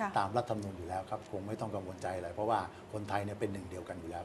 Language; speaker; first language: Thai; native; Thai